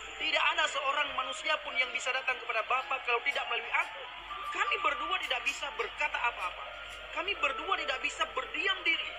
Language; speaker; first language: Indonesian; non-native, local second language; Achinese